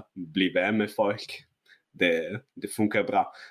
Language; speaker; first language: Swedish; non-native, learner; Italian